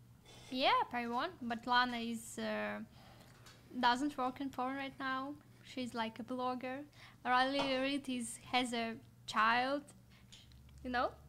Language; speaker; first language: English; non-native, learner; Russian